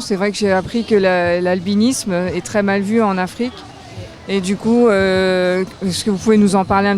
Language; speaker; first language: French; native; French